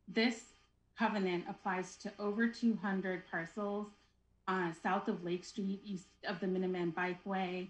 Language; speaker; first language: English; native; English